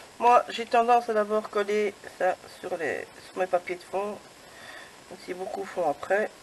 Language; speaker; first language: French; native; French